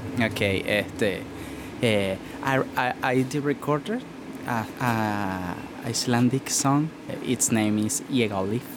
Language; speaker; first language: English; non-native, fluent; Spanish